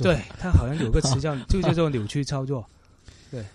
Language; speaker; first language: Chinese; non-native, local second language; Cantonese